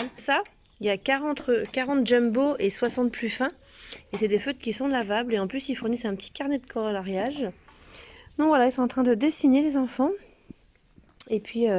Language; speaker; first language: French; native; French